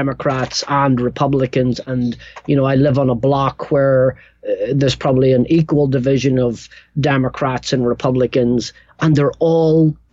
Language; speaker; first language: English; native; English